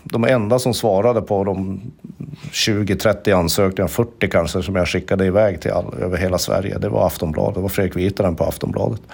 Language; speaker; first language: Swedish; native; Swedish